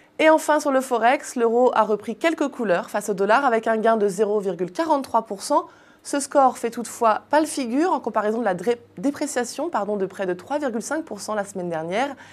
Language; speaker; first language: French; native; French